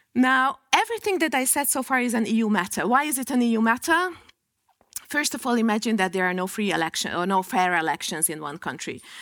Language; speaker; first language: English; non-native, fluent; Hungarian